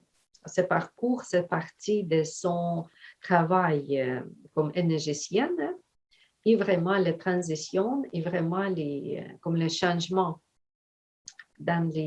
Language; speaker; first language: French; non-native, fluent; Ukrainian